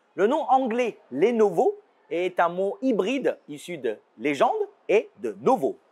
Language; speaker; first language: French; non-native, fluent; Chinese